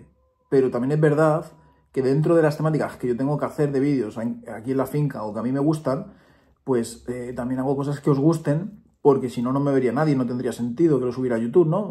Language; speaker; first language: Spanish; native; Spanish